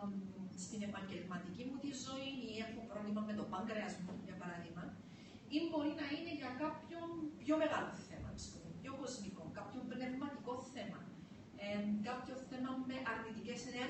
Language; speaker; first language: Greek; early bilingual, heritage; Greek